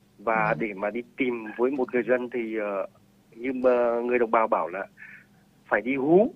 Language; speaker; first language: Vietnamese; non-native, local second language; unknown